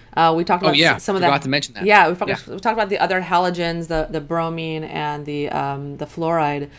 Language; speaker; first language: English; native; English